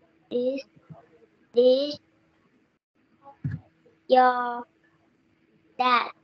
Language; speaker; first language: English; non-native, learner; Vietnamese